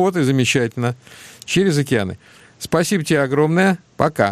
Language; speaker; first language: Russian; native; Russian